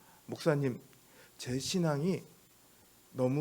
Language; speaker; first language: Korean; native; Korean